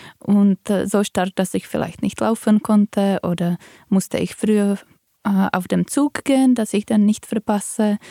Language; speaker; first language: German; non-native, fluent; Czech